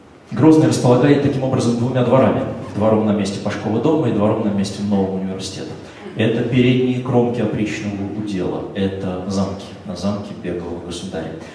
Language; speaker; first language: Russian; native; Russian